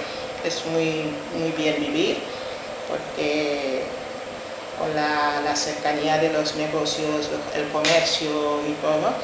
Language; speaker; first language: Spanish; non-native, fluent; Wolof